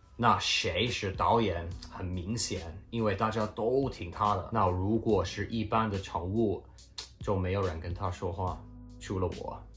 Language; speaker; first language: Chinese; early bilingual, heritage; Chinese